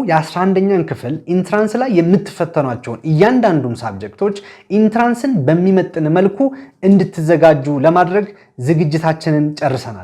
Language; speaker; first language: Amharic; native; Amharic